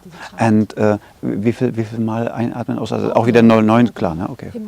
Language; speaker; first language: German; native; German